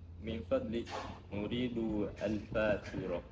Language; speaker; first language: Arabic; non-native, learner; Malay